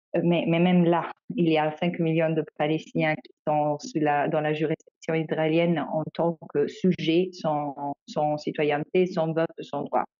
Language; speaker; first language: French; non-native, fluent; Italian